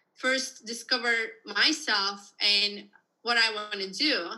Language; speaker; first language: English; non-native, fluent; Turkish